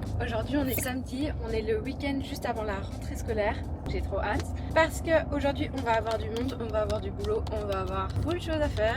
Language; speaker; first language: French; native; French